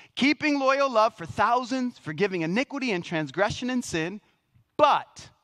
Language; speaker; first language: English; native; English